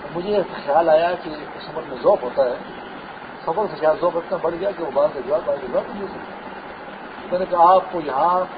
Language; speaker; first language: Urdu; non-native, local second language; Pashto